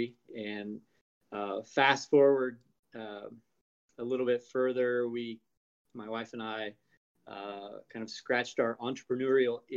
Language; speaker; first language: English; native; English